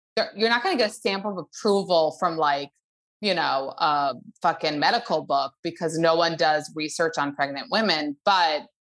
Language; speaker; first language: English; early bilingual, other home language; Hebrew